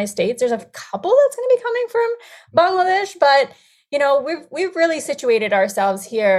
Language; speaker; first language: English; non-native, local second language; Bangla